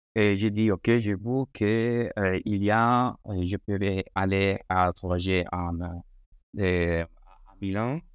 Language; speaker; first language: French; non-native, fluent; Spanish